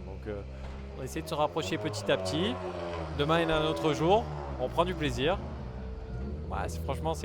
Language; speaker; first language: French; native; French